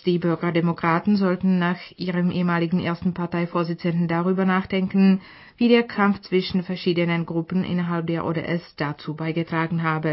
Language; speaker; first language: German; non-native, fluent; Czech